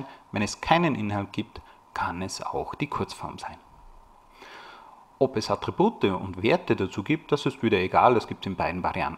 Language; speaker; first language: German; native; German